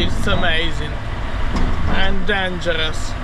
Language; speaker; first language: English; non-native, learner; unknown